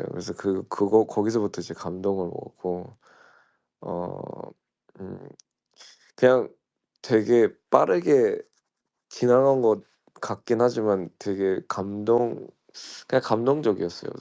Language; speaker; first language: Korean; early bilingual, heritage; Korean